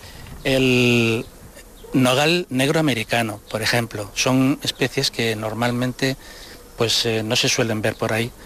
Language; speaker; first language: Spanish; native; Spanish